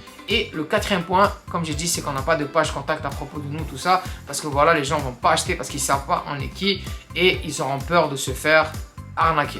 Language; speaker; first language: French; native; French